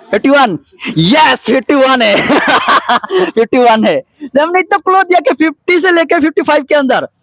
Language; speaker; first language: Hindi; non-native, local second language; Bangla